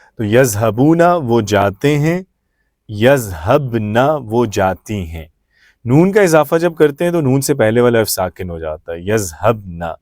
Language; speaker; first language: Urdu; native; Urdu